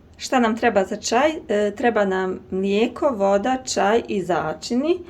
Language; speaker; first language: Bosnian; native; Bosnian